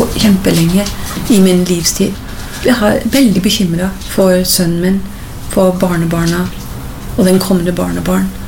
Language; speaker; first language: Norwegian; non-native, fluent; English